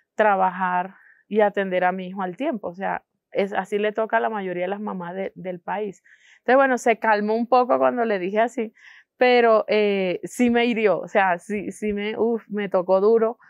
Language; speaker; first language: Spanish; non-native, local second language; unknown